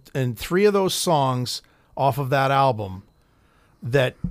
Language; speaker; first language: English; native; English